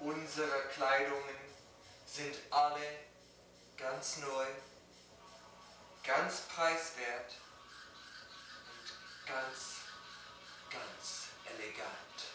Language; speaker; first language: German; non-native, learner; English